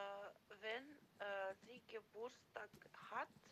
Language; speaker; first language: German; non-native, learner; Macedonian